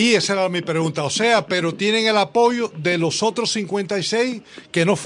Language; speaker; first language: Spanish; native; Spanish